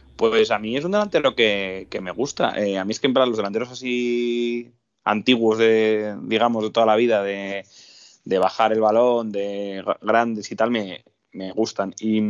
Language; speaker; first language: Spanish; native; Spanish